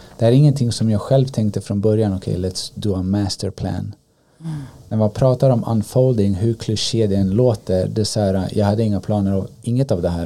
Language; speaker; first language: Swedish; early bilingual, other home language; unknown